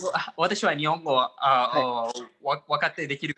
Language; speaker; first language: Japanese; non-native, learner; English